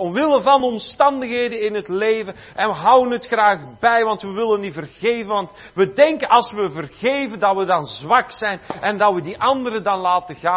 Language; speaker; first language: Dutch; native; Dutch